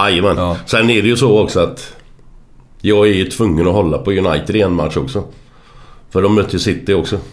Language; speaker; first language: Swedish; native; Swedish